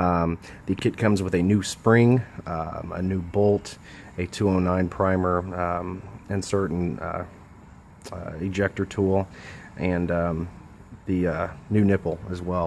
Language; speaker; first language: English; native; English